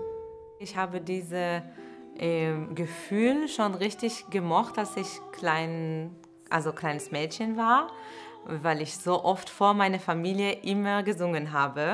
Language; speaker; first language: German; non-native, fluent; Hebrew